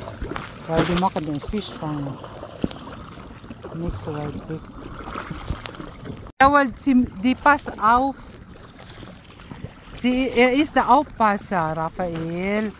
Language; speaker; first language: German; non-native, learner; Filipino